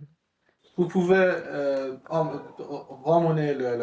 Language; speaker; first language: French; non-native, learner; Persian